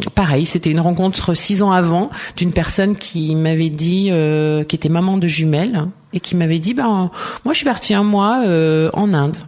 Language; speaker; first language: French; native; French